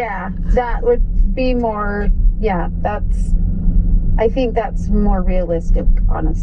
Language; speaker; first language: English; native; English